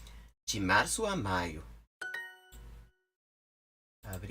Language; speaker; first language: Portuguese; non-native, learner; English